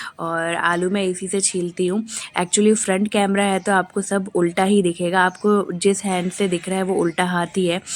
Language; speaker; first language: Hindi; non-native, local second language; Bangla